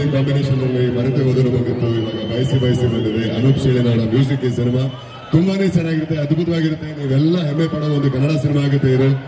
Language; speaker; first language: Kannada; native; Kannada